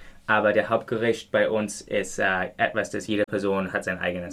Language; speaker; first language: German; non-native, learner; English